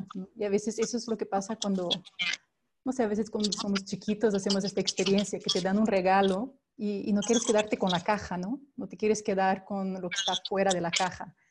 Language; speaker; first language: Spanish; non-native, fluent; Portuguese